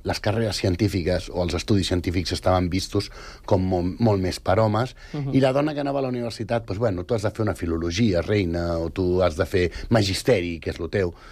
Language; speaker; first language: Catalan; non-native, local second language; Spanish